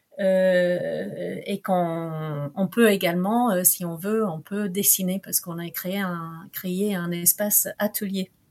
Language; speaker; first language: French; non-native, fluent; English